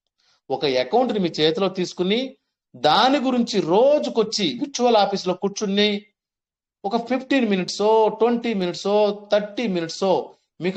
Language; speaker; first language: Telugu; native; Telugu